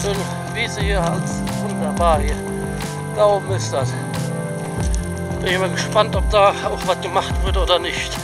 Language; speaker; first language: German; native; German